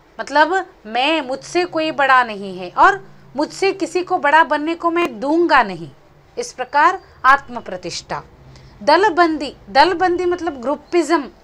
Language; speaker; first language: Hindi; non-native, local second language; Konkani